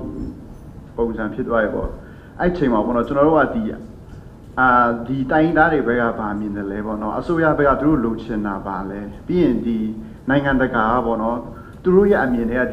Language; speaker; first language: Burmese; non-native, local second language; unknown